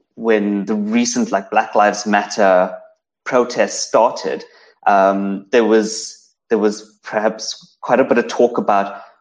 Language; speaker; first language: English; native; English